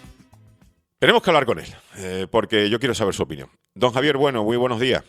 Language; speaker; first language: Spanish; native; Spanish